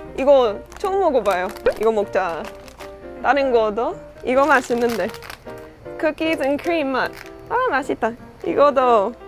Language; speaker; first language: Korean; non-native, learner; English